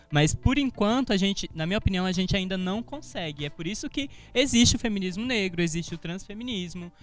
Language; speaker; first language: Portuguese; native; Portuguese